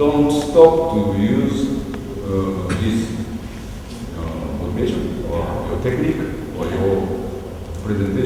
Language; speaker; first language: English; non-native, learner; Japanese